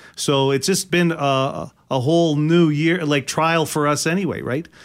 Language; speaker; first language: English; native; English